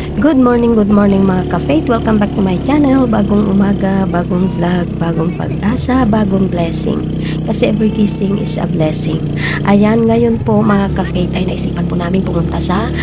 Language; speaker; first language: Filipino; non-native, local second language; Iloko